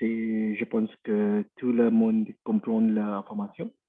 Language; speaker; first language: French; non-native, learner; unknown